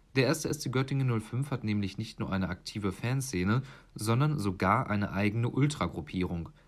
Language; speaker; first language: German; native; German